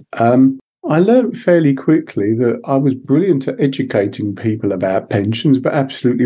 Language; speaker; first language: English; native; English